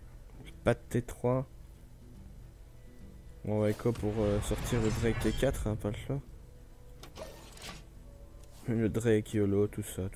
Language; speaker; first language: French; native; French